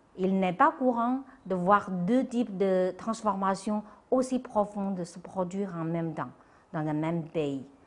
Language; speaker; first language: French; non-native, fluent; Chinese